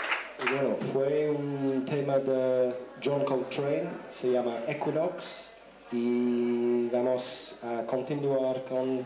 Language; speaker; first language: Spanish; non-native, learner; English